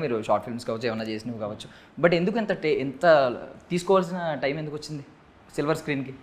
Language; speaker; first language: Telugu; native; Telugu